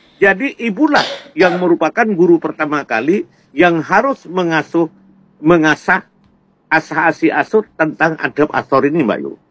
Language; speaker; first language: Indonesian; non-native, local second language; Madurese